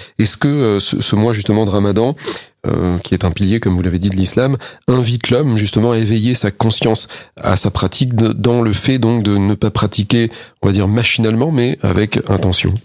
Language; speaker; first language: French; native; French